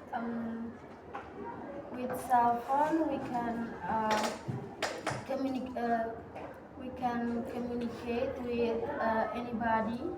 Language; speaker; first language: English; non-native, learner; Indonesian